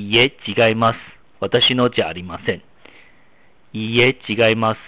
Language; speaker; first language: Japanese; non-native, fluent; Chinese